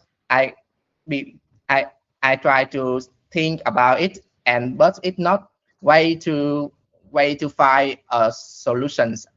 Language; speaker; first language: English; non-native, learner; Vietnamese